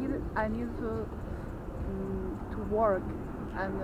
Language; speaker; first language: English; non-native, learner; Chinese